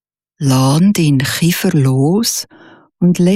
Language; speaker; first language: German; native; German